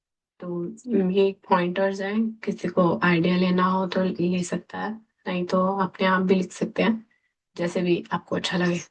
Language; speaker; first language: Hindi; native; Hindi